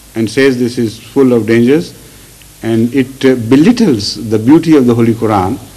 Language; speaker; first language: English; non-native, local second language; Urdu